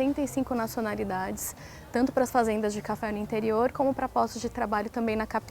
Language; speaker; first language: Portuguese; native; Portuguese